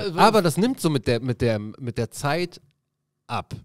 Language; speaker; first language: German; early bilingual, other home language; Arabic